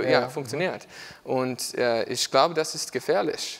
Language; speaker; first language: German; non-native, learner; English